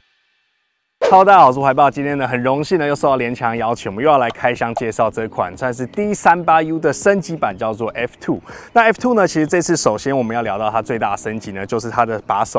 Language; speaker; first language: Chinese; native; Chinese